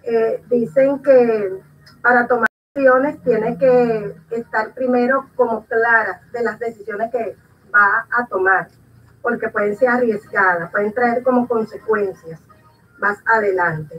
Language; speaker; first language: Spanish; native; Spanish